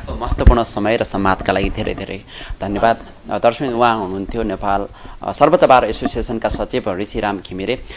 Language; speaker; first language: Nepali; native; Nepali